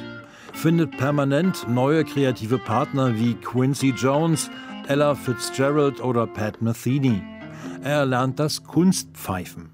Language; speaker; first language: German; native; German